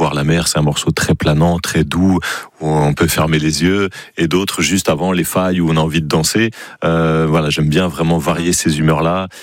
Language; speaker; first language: French; native; French